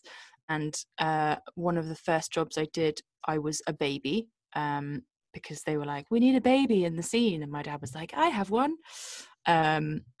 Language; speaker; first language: English; native; English